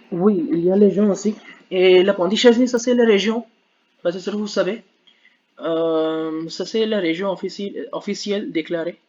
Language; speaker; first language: French; non-native, learner; Hindi